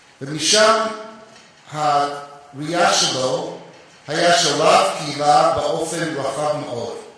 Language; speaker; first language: Hebrew; non-native, fluent; English